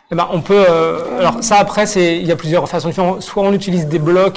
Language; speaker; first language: French; native; French